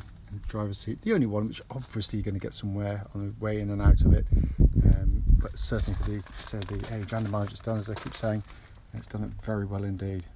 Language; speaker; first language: English; native; English